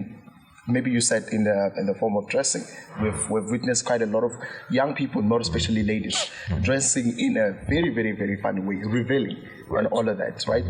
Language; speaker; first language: English; non-native, local second language; Zulu